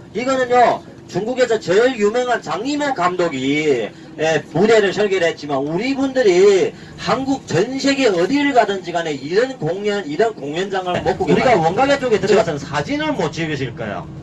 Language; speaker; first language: Korean; early bilingual, heritage; Korean